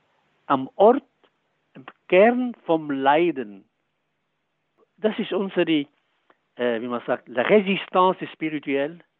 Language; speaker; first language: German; non-native, fluent; Arabic